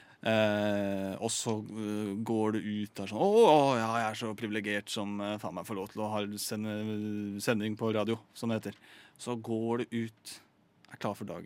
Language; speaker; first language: Norwegian; native; Norwegian